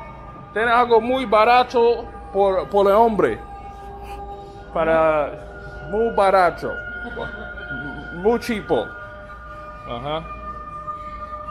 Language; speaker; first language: Spanish; non-native, learner; English